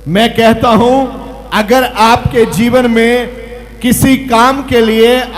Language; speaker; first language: Hindi; non-native, local second language; Punjabi